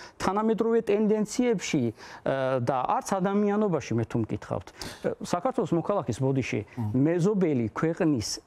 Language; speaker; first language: Georgian; non-native, local second language; Azerbaijani